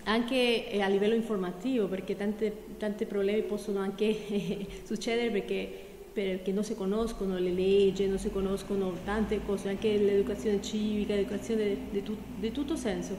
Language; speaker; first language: Italian; non-native, fluent; Spanish